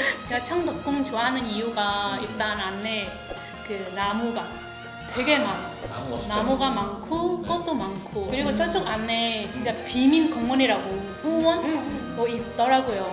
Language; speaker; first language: Korean; non-native, learner; Vietnamese